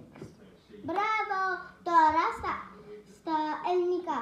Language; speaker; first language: Greek; early bilingual, heritage; Greek